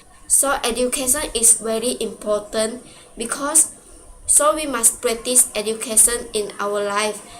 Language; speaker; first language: English; non-native, local second language; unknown